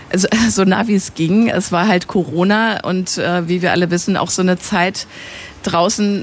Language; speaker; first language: German; native; German